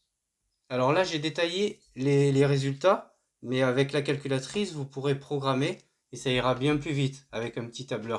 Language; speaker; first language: French; native; French